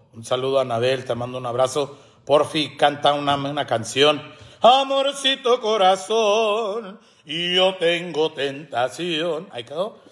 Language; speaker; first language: Spanish; early bilingual, heritage; Spanish